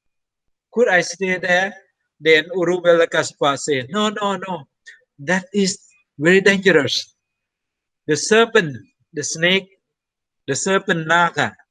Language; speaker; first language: English; non-native, fluent; Thai